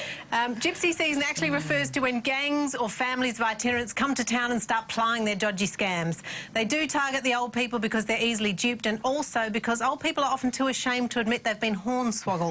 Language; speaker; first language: English; native; English